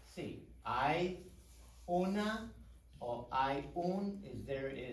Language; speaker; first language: Spanish; non-native, fluent; English